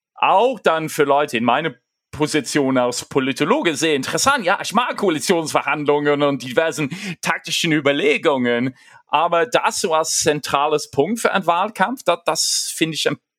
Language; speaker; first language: German; non-native, fluent; English